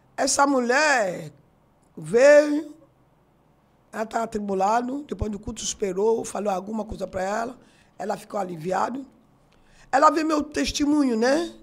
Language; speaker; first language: Portuguese; non-native, fluent; Yoruba